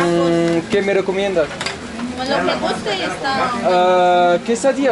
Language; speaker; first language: Spanish; non-native, learner; French